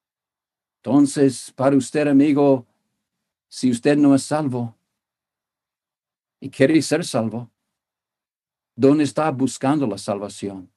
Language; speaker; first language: Spanish; non-native, fluent; English